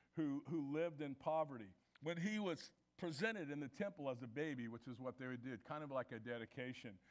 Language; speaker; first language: English; native; English